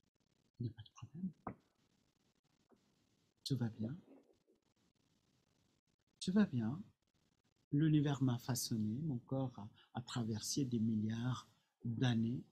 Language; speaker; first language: French; non-native, fluent; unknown